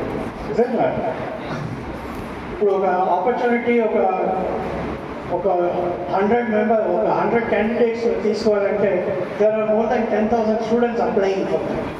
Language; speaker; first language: Telugu; non-native, fluent; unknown